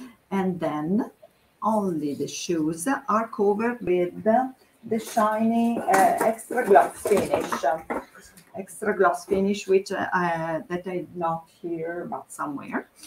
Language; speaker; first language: English; non-native, fluent; Italian